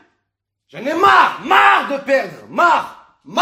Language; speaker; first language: French; native; French